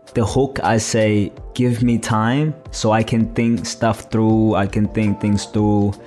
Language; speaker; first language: English; non-native, fluent; Thai